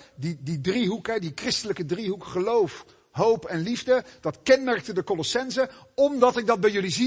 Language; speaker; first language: Dutch; native; Dutch